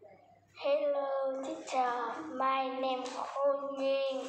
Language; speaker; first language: English; non-native, learner; Vietnamese